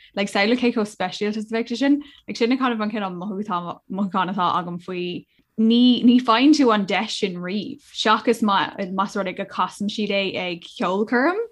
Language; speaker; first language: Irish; non-native, local second language; English